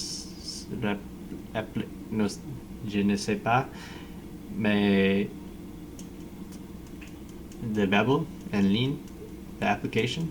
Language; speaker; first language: French; non-native, learner; English